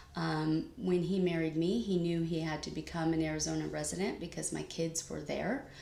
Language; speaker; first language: English; native; English